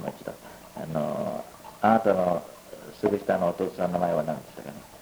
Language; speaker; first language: Japanese; native; Japanese